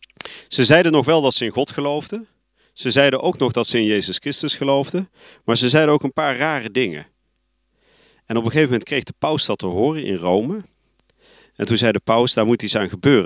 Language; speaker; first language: Dutch; native; Dutch